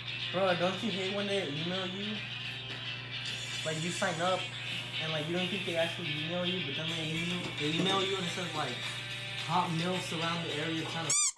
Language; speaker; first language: English; early bilingual, other home language; Spanish